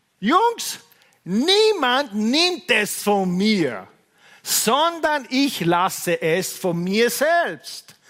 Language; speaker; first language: German; non-native, fluent; Italian